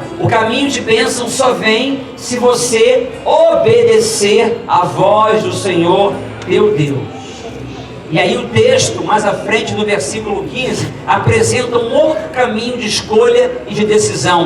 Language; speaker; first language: Portuguese; native; Portuguese